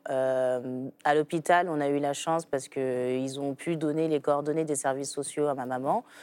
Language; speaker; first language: French; early bilingual, other home language; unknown